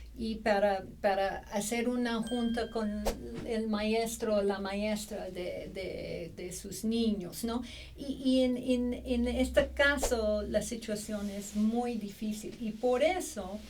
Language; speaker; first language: Spanish; non-native, fluent; English